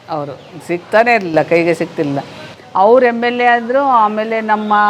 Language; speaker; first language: Kannada; native; Kannada